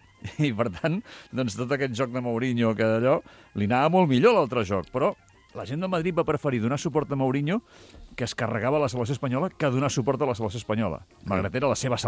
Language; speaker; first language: Catalan; native; Catalan